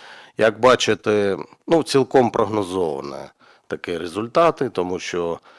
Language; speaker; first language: Ukrainian; native; Ukrainian